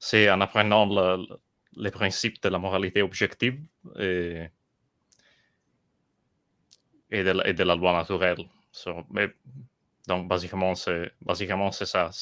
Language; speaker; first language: French; non-native, learner; Italian